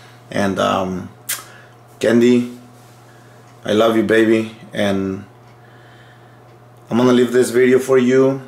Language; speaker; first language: English; early bilingual, other home language; Spanish